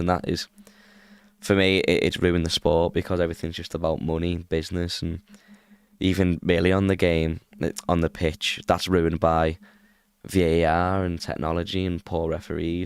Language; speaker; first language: English; native; English